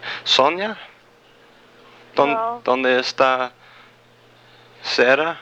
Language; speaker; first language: Spanish; non-native, learner; English